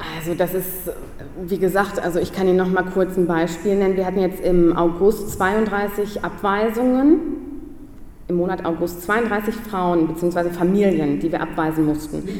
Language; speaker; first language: German; native; German